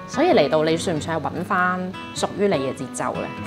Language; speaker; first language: Chinese; native; Chinese